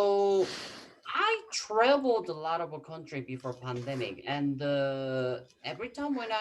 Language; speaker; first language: English; non-native, fluent; Korean